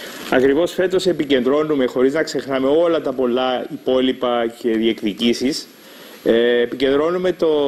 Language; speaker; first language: Greek; native; Greek